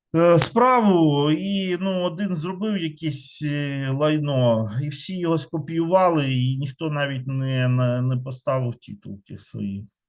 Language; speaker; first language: Ukrainian; non-native, local second language; Russian